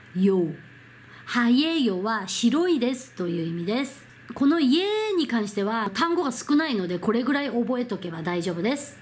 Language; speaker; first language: Japanese; non-native, fluent; Korean